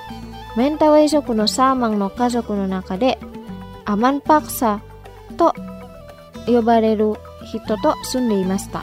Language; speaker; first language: Japanese; non-native, fluent; Indonesian